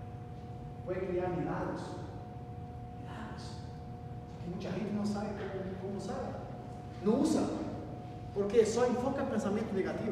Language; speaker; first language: Spanish; non-native, learner; Portuguese